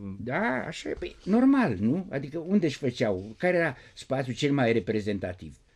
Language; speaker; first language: Romanian; native; Romanian